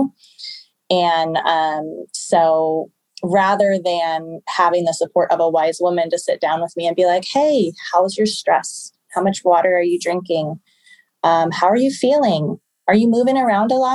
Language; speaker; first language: English; native; English